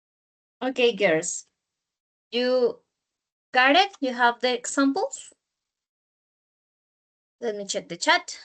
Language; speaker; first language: English; non-native, learner; Spanish